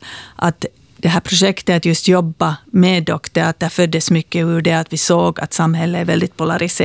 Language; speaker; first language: Swedish; native; Swedish